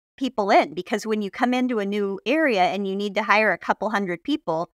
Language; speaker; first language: English; native; English